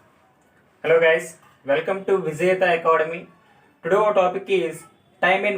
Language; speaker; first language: English; non-native, local second language; Telugu